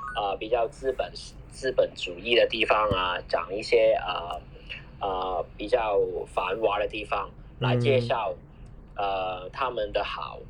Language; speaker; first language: Chinese; non-native, fluent; Cantonese